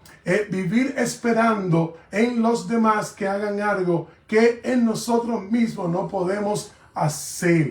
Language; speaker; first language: Spanish; native; Spanish